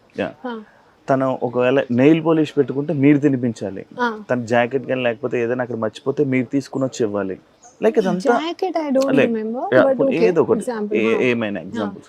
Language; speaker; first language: Telugu; native; Telugu